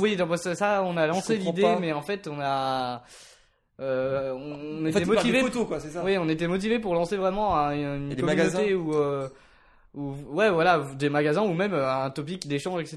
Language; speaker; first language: French; native; French